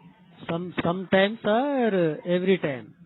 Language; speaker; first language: English; non-native, local second language; Telugu